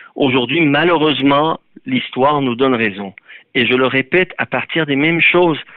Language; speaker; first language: French; early bilingual, other home language; Persian